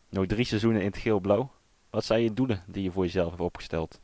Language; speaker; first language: Dutch; native; Dutch